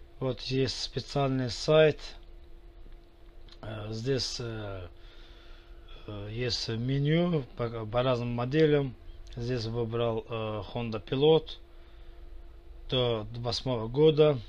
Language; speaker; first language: Russian; non-native, fluent; Azerbaijani